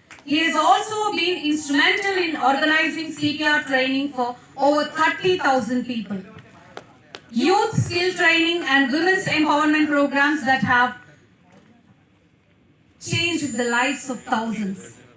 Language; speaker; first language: English; non-native, local second language; Telugu